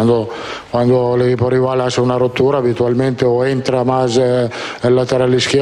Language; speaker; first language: Spanish; non-native, fluent; Italian